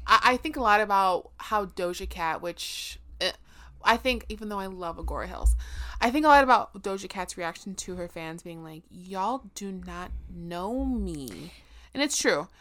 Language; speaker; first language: English; early bilingual, other home language; Spanish